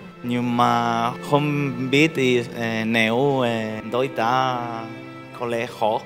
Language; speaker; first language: Vietnamese; non-native, learner; Spanish